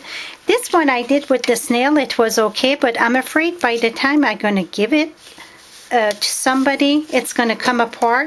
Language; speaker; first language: English; non-native, fluent; French